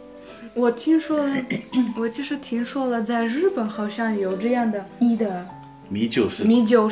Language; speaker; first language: Chinese; non-native, fluent; Russian